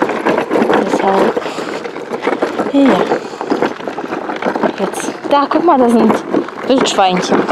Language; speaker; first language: German; native; German